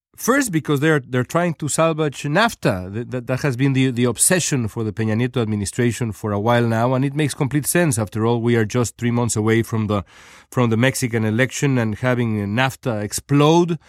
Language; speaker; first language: English; non-native, fluent; Spanish